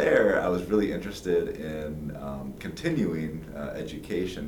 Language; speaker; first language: English; native; English